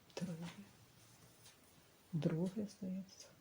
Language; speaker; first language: Ukrainian; native; Ukrainian